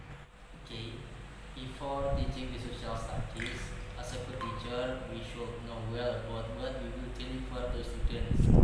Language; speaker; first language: English; non-native, learner; Indonesian